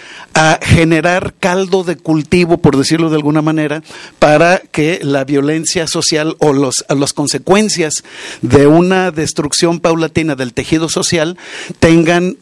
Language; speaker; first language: Spanish; native; Spanish